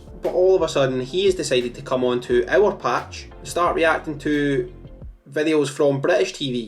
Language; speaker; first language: English; native; English